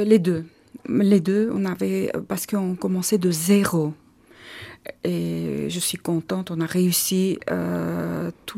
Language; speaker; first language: French; non-native, learner; Armenian